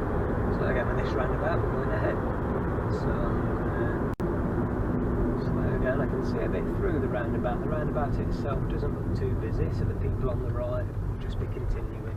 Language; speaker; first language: English; native; English